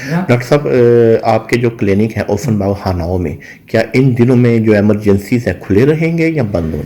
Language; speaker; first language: Urdu; native; Urdu